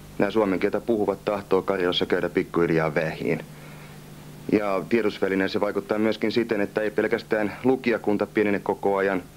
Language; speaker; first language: Finnish; native; Finnish